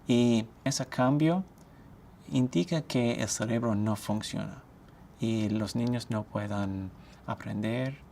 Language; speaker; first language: Spanish; non-native, fluent; English